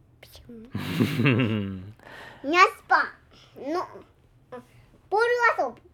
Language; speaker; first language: Japanese; early bilingual, heritage; Japanese